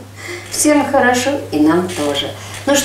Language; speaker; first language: Russian; native; Russian